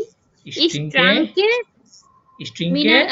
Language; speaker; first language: German; non-native, fluent; Bangla